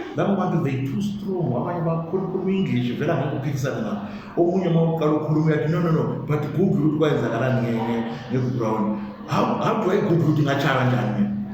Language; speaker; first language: Zulu; native; Zulu